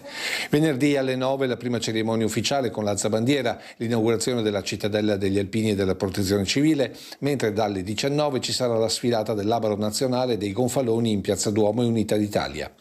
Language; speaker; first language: Italian; native; Italian